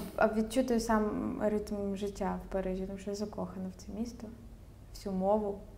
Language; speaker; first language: Ukrainian; native; Ukrainian